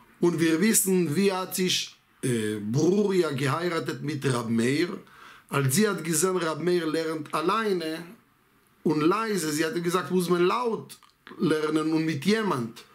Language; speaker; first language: German; non-native, fluent; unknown